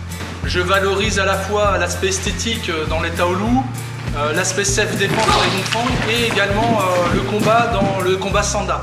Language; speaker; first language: French; native; French